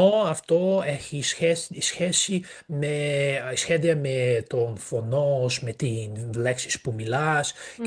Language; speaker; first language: Greek; non-native, fluent; Portuguese